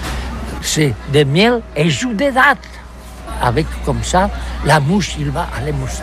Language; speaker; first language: French; non-native, learner; Catalan